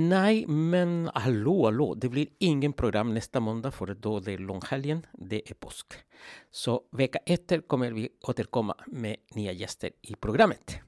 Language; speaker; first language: Swedish; non-native, fluent; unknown